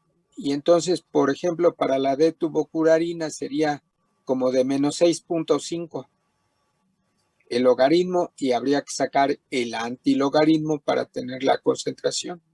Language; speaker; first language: Spanish; native; Spanish